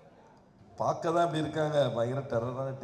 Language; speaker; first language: Tamil; native; Tamil